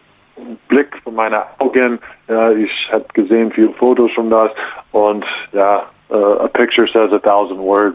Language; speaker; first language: German; non-native, learner; English